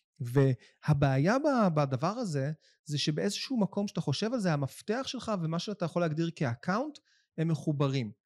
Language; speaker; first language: Hebrew; native; Hebrew